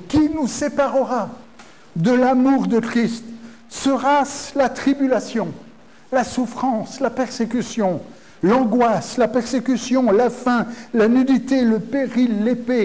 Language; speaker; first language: French; native; French